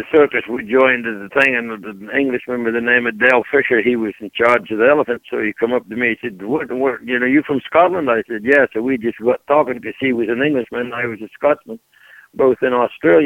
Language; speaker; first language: English; native; English